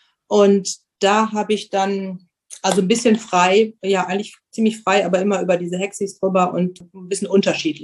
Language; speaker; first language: German; native; German